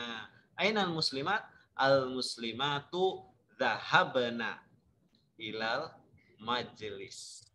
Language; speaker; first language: Arabic; non-native, fluent; Indonesian